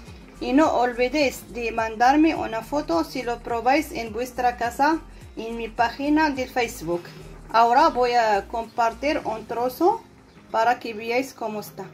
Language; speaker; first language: Spanish; non-native, fluent; Arabic